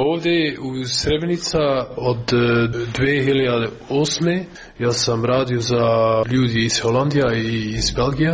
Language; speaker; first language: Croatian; non-native, learner; Dutch